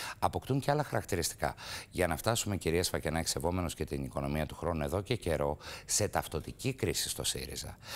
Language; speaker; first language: Greek; native; Greek